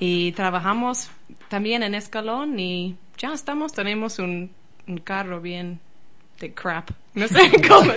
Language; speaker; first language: Spanish; non-native, learner; English